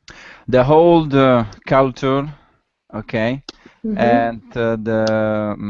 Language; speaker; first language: English; non-native, learner; Italian